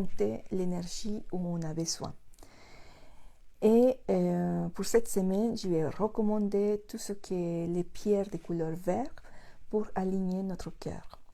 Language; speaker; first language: French; non-native, fluent; Spanish